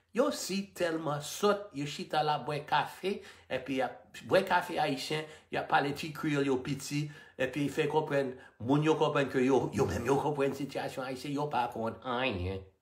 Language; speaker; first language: Haitian Creole; non-native, fluent; English